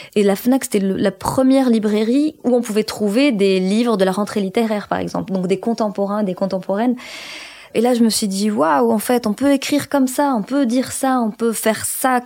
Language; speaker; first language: French; non-native, local second language; Arabic